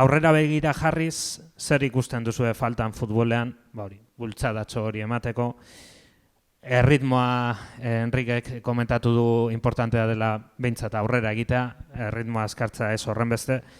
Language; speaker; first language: Basque; native; Basque